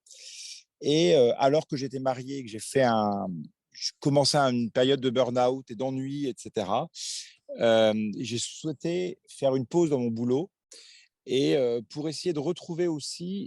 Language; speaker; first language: French; native; French